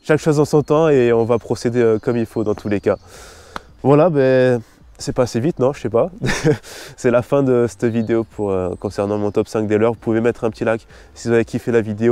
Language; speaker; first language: French; native; French